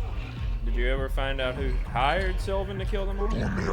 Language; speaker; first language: English; native; English